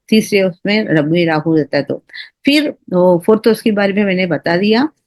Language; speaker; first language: Hindi; non-native, local second language; Tamil